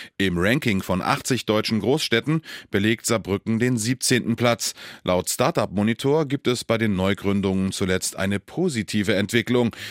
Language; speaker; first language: German; native; German